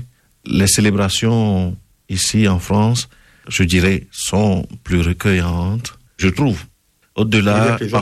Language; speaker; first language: French; non-native, local second language; Ewe